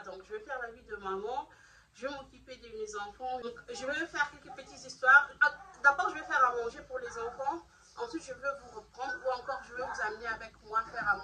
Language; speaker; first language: French; non-native, local second language; Lingala